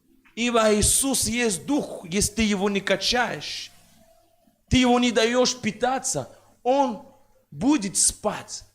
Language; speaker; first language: Russian; non-native, fluent; French